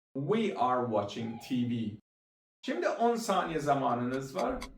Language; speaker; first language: Turkish; non-native, fluent; Persian